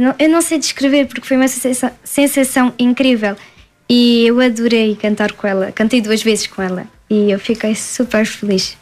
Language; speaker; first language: Portuguese; early bilingual, heritage; French